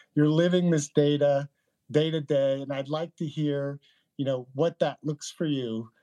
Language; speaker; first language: English; native; English